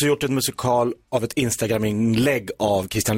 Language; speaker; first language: Swedish; native; Swedish